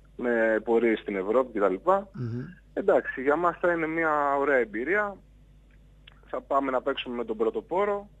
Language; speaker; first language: Greek; native; Greek